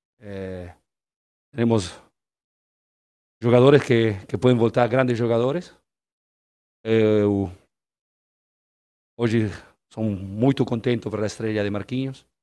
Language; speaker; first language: Portuguese; non-native, fluent; Spanish